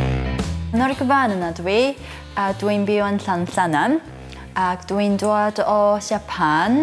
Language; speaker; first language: Welsh; non-native, learner; Japanese